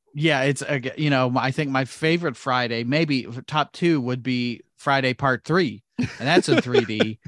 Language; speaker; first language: English; native; English